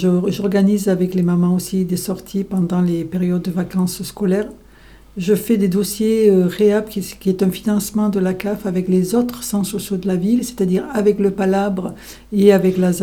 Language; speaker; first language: French; native; French